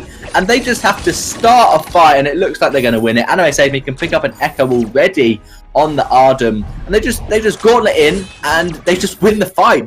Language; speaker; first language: English; native; English